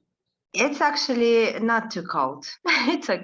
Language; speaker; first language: English; non-native, learner; Russian